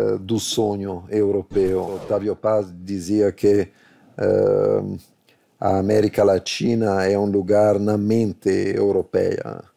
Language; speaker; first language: Portuguese; non-native, fluent; Italian